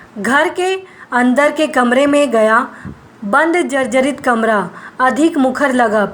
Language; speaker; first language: Hindi; non-native, local second language; Gujarati